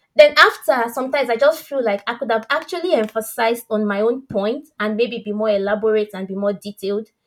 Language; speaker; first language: English; non-native, local second language; Yoruba